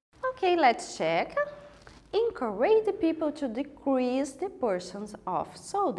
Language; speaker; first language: English; non-native, fluent; Portuguese